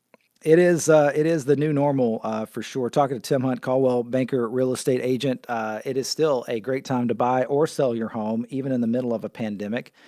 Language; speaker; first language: English; native; English